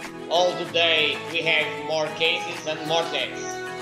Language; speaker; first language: English; non-native, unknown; Portuguese